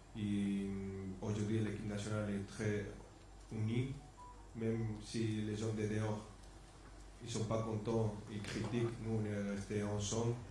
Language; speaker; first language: French; non-native, fluent; Spanish